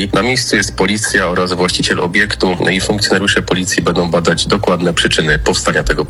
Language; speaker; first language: Polish; native; Polish